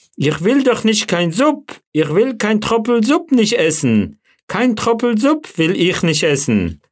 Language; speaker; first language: German; non-native, local second language; Yiddish